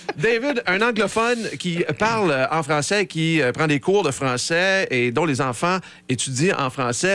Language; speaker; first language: French; native; French